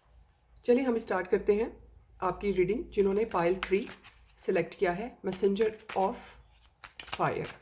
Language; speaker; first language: Hindi; native; Hindi